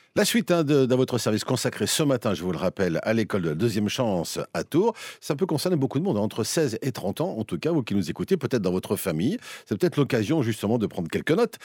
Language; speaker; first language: French; native; French